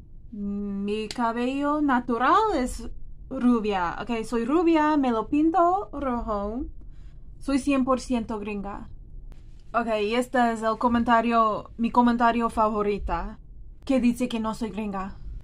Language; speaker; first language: Spanish; non-native, fluent; English